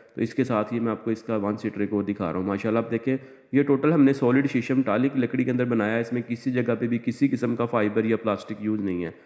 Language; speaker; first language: Urdu; non-native, local second language; Punjabi